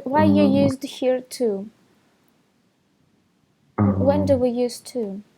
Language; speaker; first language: English; non-native, fluent; Russian